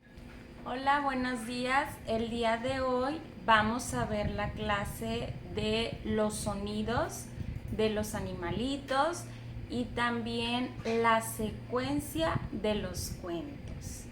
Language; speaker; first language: Spanish; native; Spanish